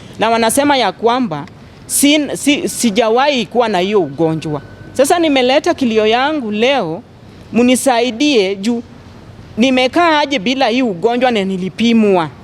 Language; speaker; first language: Swahili; non-native, local second language; Luo (Kenya and Tanzania)